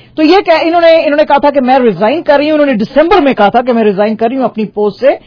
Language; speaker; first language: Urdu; non-native, local second language; Punjabi